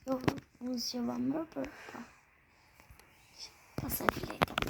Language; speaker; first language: Albanian; early bilingual, heritage; Albanian